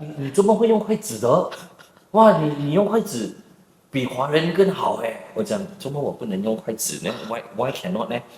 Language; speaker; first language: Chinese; non-native, local second language; English